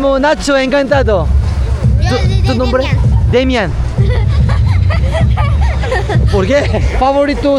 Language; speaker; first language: Spanish; non-native, learner; Korean